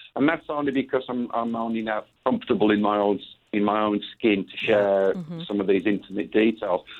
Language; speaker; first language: English; native; English